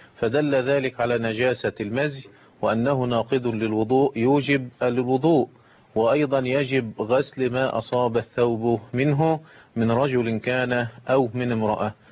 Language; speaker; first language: Arabic; native; Arabic